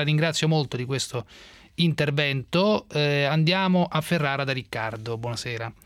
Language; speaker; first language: Italian; native; Italian